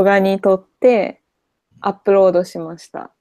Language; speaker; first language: Japanese; non-native, fluent; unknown